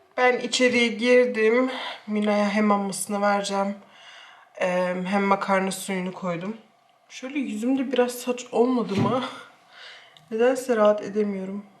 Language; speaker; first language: Turkish; early bilingual, heritage; Turkish